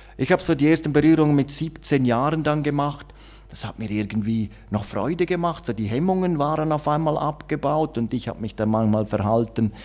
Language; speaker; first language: German; native; German